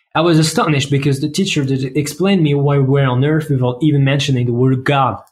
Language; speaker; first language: English; non-native, fluent; French